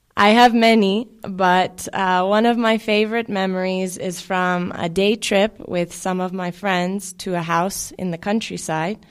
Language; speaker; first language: English; native; English